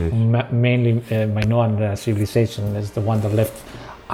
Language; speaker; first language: English; non-native, fluent; Spanish